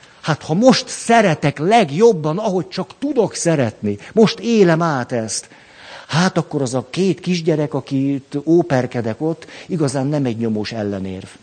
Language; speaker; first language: Hungarian; native; Hungarian